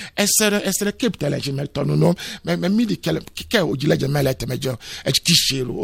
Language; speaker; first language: Hungarian; non-native, fluent; Yoruba